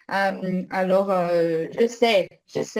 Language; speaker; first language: French; non-native, learner; English